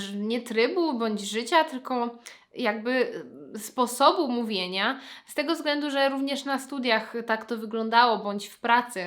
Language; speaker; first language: Polish; native; Polish